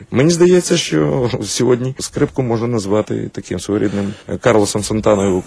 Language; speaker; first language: Ukrainian; native; Ukrainian